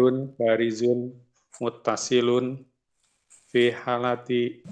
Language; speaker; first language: Arabic; non-native, learner; Indonesian